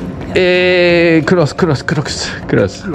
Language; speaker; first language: English; non-native, learner; Japanese